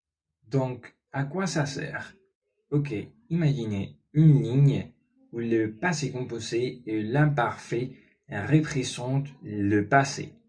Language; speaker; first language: French; non-native, learner; Spanish